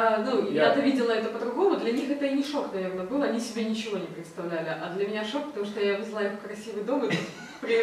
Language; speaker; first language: Russian; native; Russian